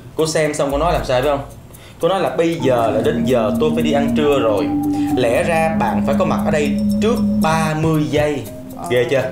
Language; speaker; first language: Vietnamese; native; Vietnamese